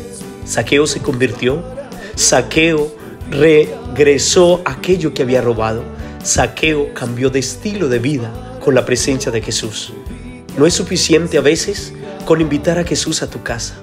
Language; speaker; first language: Spanish; native; Spanish